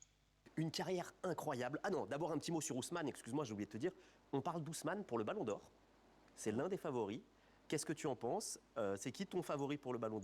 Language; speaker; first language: French; native; French